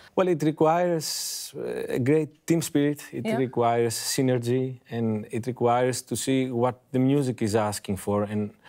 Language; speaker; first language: English; non-native, fluent; Greek